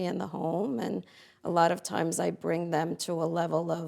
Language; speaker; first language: English; native; English